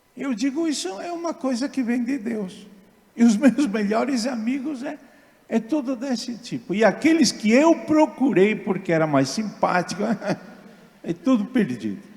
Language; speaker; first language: Portuguese; non-native, fluent; Italian